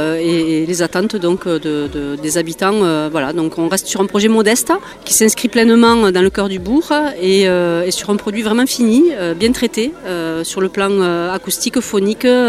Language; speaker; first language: French; native; French